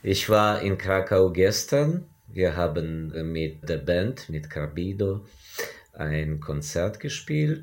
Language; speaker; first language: German; non-native, fluent; Ukrainian